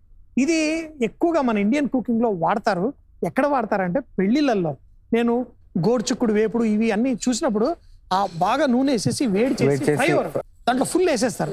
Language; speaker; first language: Telugu; native; Telugu